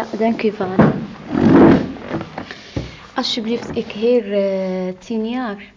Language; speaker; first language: Dutch; non-native, learner; Arabic